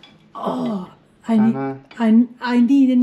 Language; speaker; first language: English; non-native, fluent; Swedish